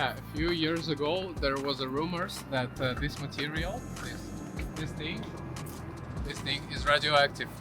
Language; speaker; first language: English; non-native, fluent; Russian